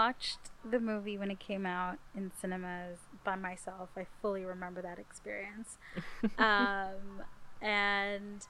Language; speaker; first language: English; native; English